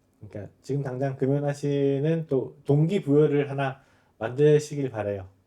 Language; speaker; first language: Korean; native; Korean